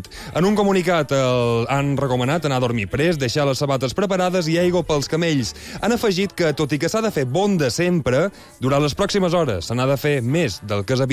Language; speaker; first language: Catalan; native; Catalan